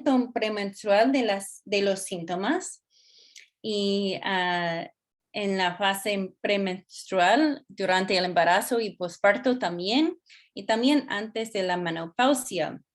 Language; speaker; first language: Spanish; non-native, fluent; English